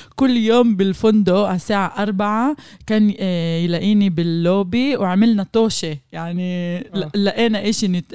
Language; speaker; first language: Arabic; non-native, fluent; Hebrew